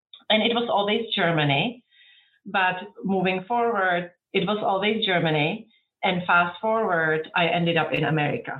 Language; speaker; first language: English; non-native, fluent; Czech